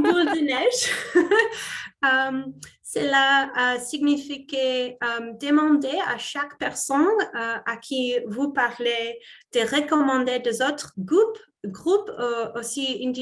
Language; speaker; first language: French; non-native, fluent; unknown